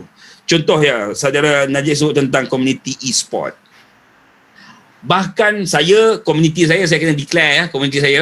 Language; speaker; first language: Malay; native; Malay